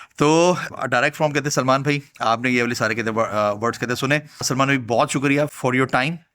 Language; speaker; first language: Urdu; native; Urdu